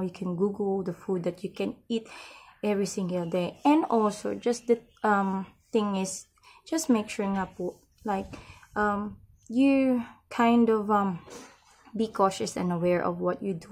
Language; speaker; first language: English; non-native, local second language; Filipino